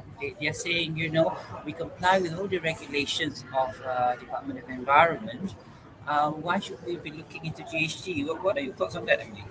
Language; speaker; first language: English; non-native, local second language; Malay